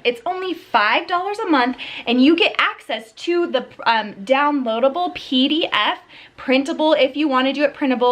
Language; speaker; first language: English; native; English